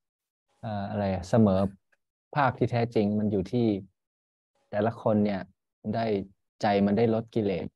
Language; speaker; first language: Thai; native; Thai